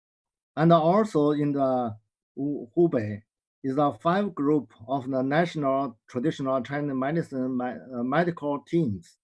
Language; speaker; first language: English; non-native, learner; Chinese